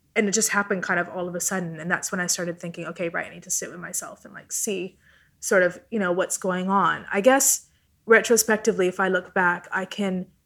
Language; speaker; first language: English; non-native, fluent; Italian